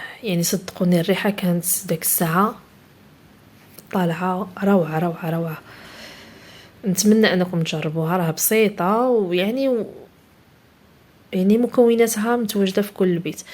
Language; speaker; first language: Arabic; native; Arabic